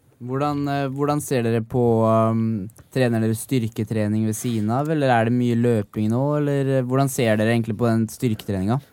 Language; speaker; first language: Norwegian; native; Norwegian